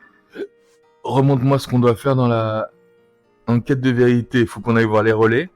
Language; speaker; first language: French; native; French